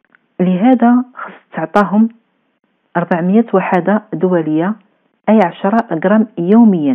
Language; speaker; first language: Arabic; native; Arabic